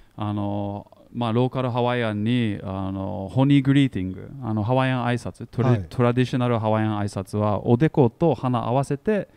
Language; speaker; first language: Japanese; non-native, fluent; English